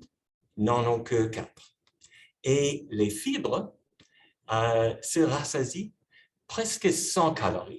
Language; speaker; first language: French; non-native, fluent; English